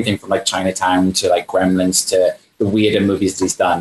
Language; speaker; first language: English; native; English